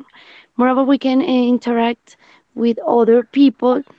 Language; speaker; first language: English; non-native, learner; Spanish